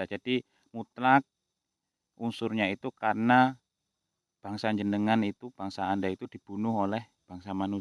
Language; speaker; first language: Indonesian; native; Indonesian